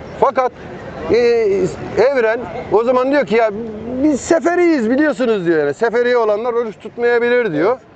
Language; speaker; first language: Turkish; native; Turkish